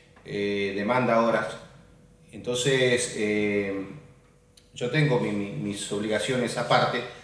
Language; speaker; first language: Spanish; native; Spanish